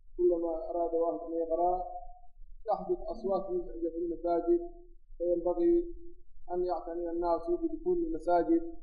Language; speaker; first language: Arabic; non-native, local second language; Somali